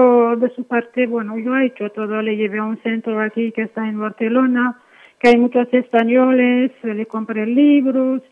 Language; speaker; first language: Spanish; non-native, fluent; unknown